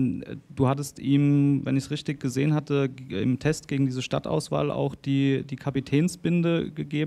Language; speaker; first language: German; native; German